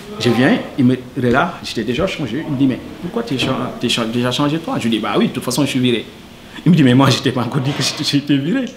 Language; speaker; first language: French; non-native, local second language; Wolof